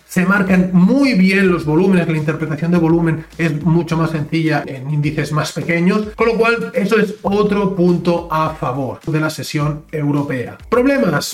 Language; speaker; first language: Spanish; native; Spanish